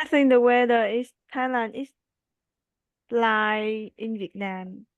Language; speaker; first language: English; non-native, learner; Vietnamese